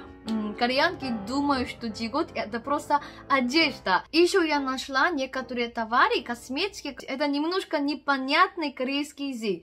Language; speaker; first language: Russian; non-native, learner; Korean